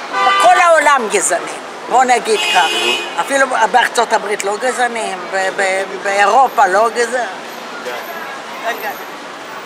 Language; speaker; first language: Hebrew; non-native, fluent; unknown